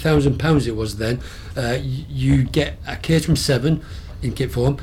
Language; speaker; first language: English; native; English